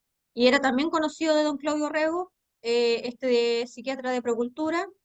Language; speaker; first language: Spanish; native; Spanish